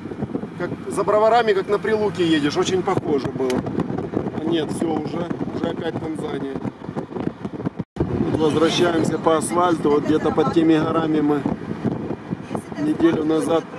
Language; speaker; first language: Russian; native; Russian